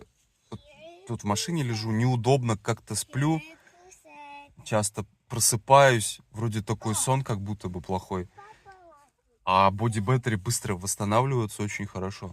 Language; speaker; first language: Russian; native; Russian